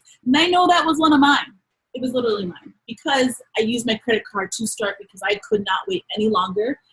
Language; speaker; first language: English; native; English